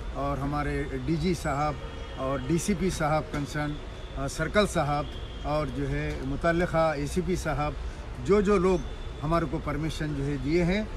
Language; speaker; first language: Urdu; native; Urdu